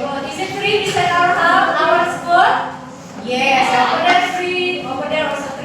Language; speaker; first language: English; non-native, learner; Indonesian